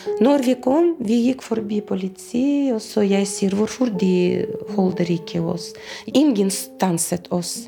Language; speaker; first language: Norwegian; non-native, fluent; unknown